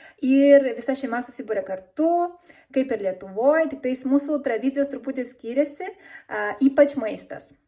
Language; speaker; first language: Lithuanian; early bilingual, other home language; Spanish